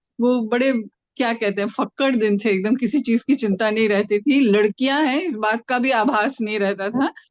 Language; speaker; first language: Hindi; non-native, local second language; Tamil